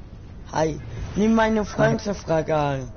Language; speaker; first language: German; non-native, learner; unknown